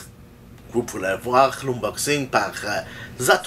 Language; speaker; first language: French; native; French